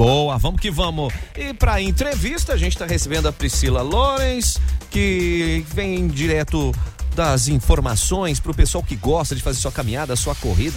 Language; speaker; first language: Portuguese; native; Portuguese